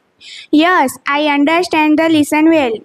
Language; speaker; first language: English; non-native, learner; Gujarati